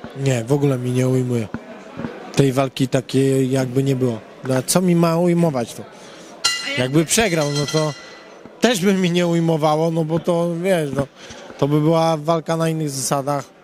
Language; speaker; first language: Polish; native; Polish